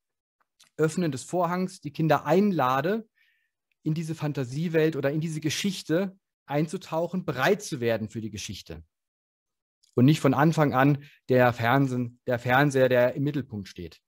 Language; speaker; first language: German; native; German